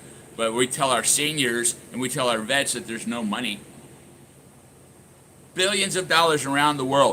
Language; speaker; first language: English; native; English